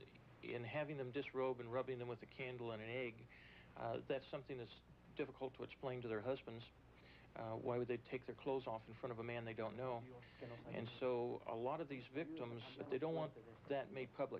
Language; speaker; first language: English; native; English